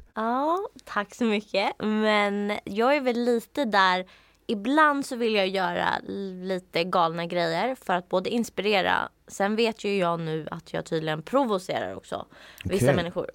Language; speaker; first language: Swedish; native; Swedish